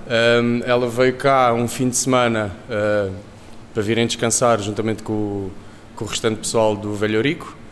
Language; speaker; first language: Portuguese; native; Portuguese